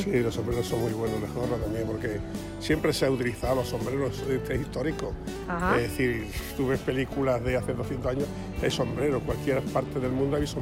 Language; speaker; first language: Spanish; native; Spanish